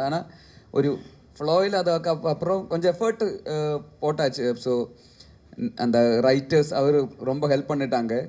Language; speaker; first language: Tamil; non-native, learner; Malayalam